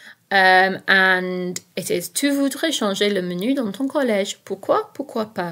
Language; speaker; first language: French; non-native, fluent; English